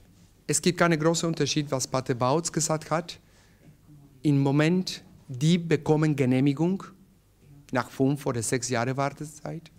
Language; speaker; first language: German; non-native, learner; Spanish